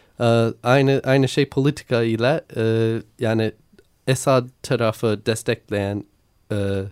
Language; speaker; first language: Turkish; non-native, learner; English